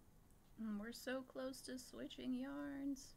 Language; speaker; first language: English; native; English